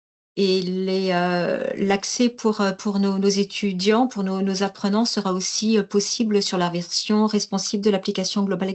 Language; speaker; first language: French; native; French